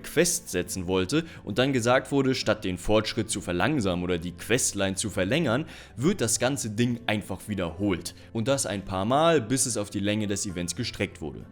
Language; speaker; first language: German; native; German